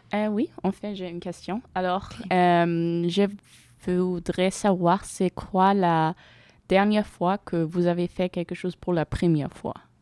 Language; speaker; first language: French; non-native, fluent; German